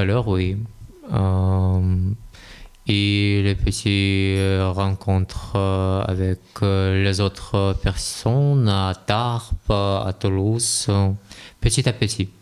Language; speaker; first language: French; non-native, learner; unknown